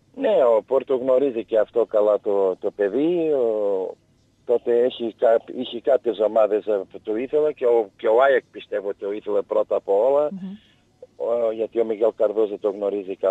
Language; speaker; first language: Greek; non-native, learner; Portuguese